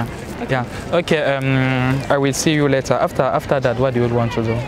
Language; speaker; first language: English; non-native, learner; French